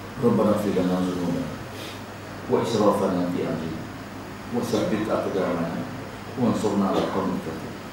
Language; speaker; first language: Malay; native; Malay